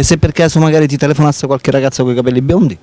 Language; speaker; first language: Italian; native; Italian